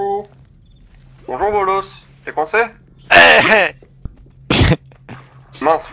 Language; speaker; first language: French; native; French